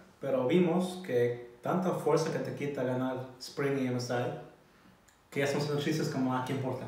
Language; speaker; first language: Spanish; non-native, learner; German